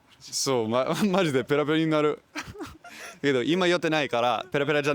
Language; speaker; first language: Japanese; non-native, learner; English